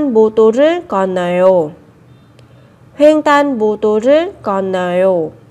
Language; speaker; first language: Korean; non-native, fluent; Vietnamese